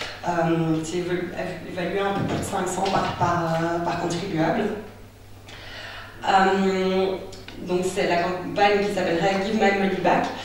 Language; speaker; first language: French; native; French